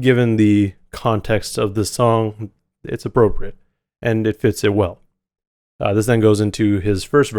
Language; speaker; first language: English; native; English